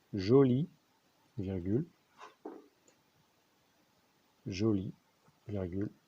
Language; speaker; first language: French; native; French